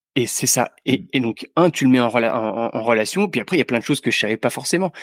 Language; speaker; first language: French; native; French